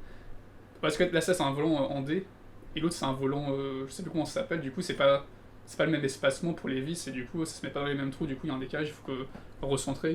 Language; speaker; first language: French; native; French